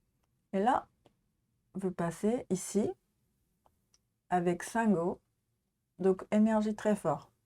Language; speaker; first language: French; non-native, learner; Japanese